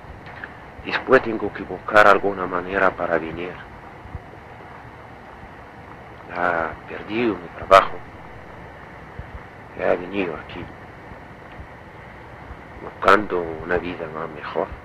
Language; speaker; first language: Spanish; non-native, learner; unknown